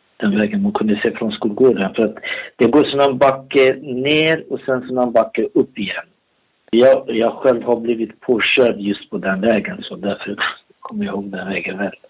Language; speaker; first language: Swedish; early bilingual, other home language; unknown